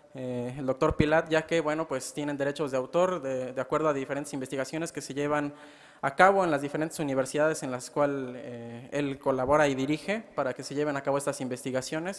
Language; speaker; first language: Spanish; native; Spanish